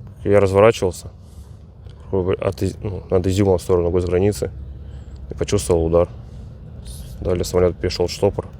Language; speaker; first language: Russian; native; Russian